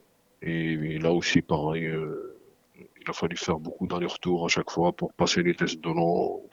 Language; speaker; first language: French; non-native, local second language; Arabic